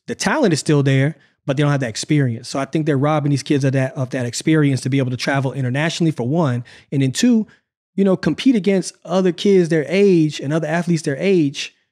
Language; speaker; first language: English; native; English